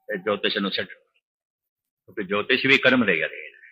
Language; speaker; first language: Hindi; non-native, local second language; Punjabi